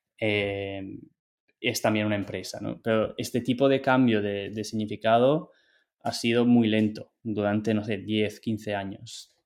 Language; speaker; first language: Spanish; non-native, fluent; Italian